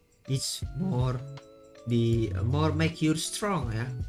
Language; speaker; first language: English; non-native, learner; Indonesian